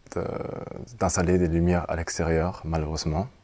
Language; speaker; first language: French; non-native, fluent; German